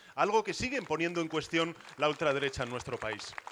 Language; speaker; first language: Spanish; native; Spanish